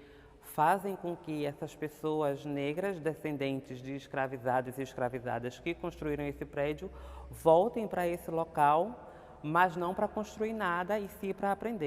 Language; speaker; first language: Portuguese; native; Portuguese